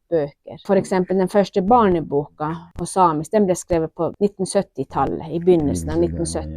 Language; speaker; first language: Norwegian; non-native, local second language; Northern Sami